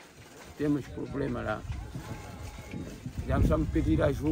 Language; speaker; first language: Portuguese; non-native, learner; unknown